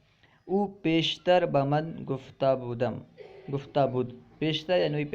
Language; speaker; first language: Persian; non-native, fluent; Urdu